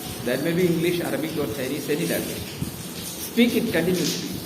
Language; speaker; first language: English; non-native, local second language; Malayalam